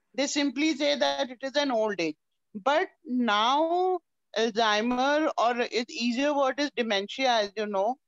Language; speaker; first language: English; non-native, local second language; Hindi